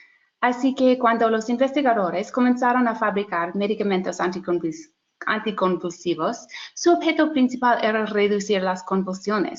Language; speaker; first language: Spanish; non-native, fluent; English